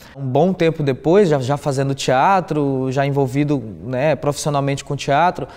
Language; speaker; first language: Portuguese; native; Portuguese